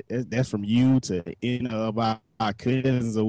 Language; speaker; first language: English; native; English